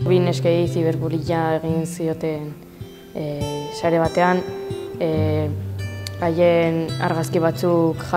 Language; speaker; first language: Basque; non-native, local second language; Spanish